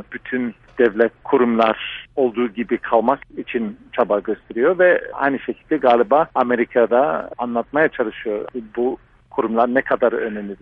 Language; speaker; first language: Turkish; non-native, fluent; English